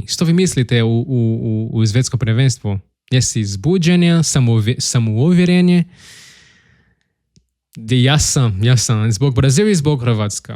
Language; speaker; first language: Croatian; non-native, learner; Portuguese